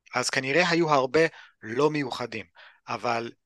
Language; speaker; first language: Hebrew; native; Hebrew